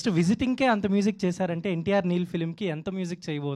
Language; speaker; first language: Telugu; native; Telugu